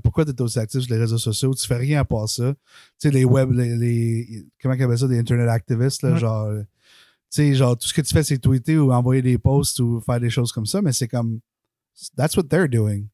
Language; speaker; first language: French; native; French